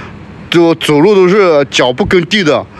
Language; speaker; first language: Chinese; native; Chinese